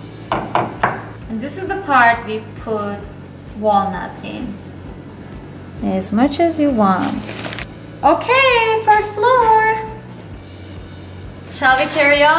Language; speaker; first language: English; non-native, fluent; Turkish